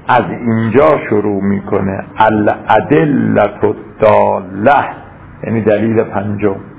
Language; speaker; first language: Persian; native; Persian